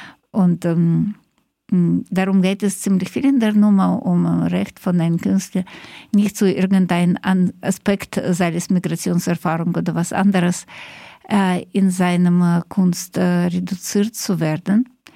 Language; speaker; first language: German; non-native, fluent; Russian